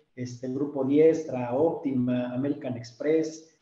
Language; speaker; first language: Spanish; native; Spanish